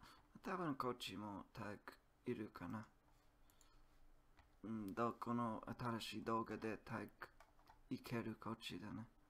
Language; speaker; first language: Japanese; non-native, learner; English